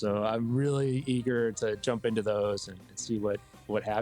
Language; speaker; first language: English; native; English